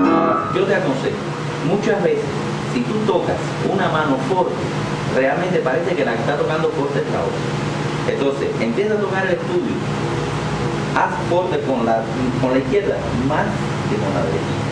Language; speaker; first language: Spanish; native; Spanish